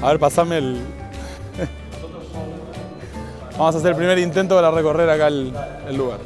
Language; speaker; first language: Spanish; native; Spanish